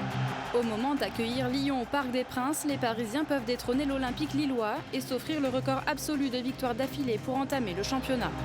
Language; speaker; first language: French; native; French